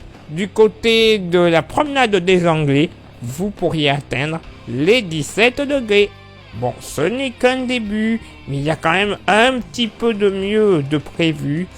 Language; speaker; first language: French; native; French